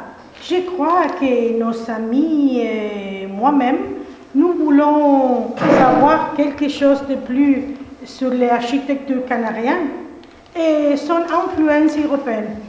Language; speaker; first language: French; non-native, fluent; Spanish